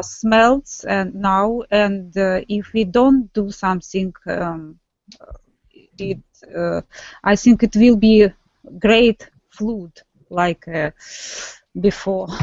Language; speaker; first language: English; non-native, learner; Russian